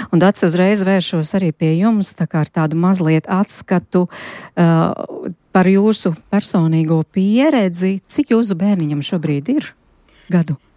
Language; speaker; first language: Latvian; native; Latvian